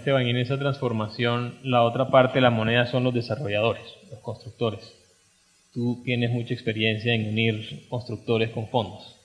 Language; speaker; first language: Spanish; native; Spanish